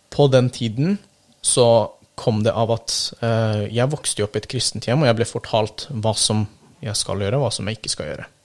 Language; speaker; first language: Norwegian; early bilingual, other home language; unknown